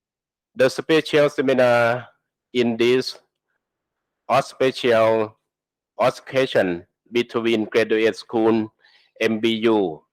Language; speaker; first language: English; non-native, learner; Thai